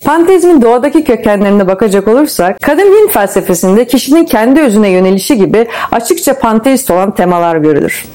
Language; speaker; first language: Turkish; native; Turkish